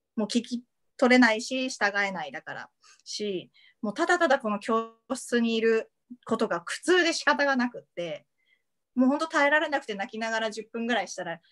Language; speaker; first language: Japanese; native; Japanese